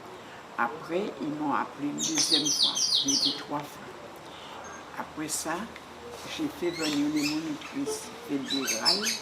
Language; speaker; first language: French; non-native, local second language; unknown